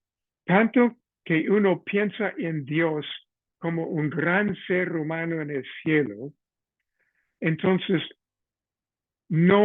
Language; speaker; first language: Spanish; non-native, fluent; English